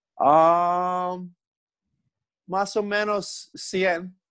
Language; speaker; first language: Spanish; non-native, learner; English